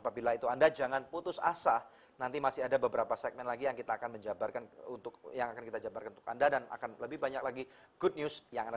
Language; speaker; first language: Indonesian; native; Indonesian